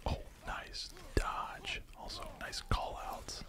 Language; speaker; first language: English; native; English